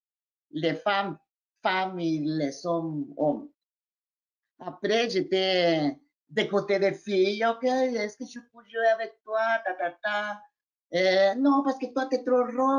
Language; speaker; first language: French; non-native, fluent; Spanish